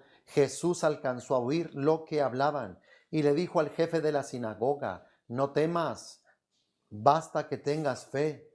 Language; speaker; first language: Spanish; native; Spanish